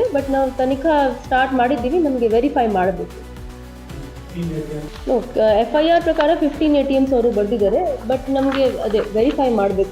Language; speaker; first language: Kannada; non-native, fluent; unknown